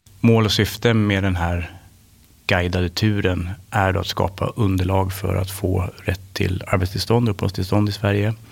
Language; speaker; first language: Swedish; native; Swedish